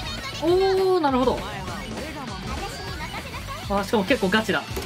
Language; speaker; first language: Japanese; native; Japanese